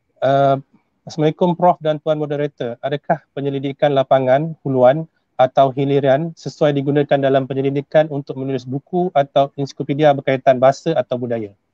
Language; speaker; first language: Malay; native; Malay